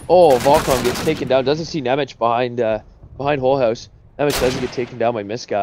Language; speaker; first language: English; native; English